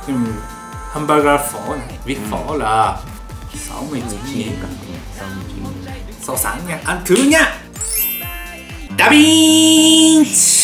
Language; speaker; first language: Vietnamese; non-native, learner; Japanese